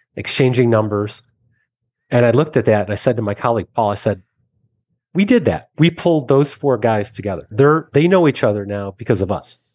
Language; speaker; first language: English; native; English